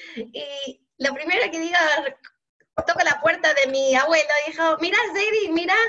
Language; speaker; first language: Spanish; non-native, fluent; English